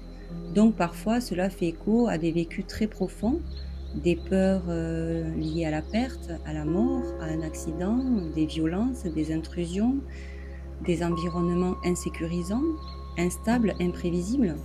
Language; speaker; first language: French; native; French